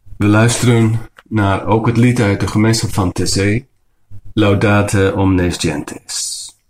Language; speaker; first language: Dutch; non-native, local second language; Western Frisian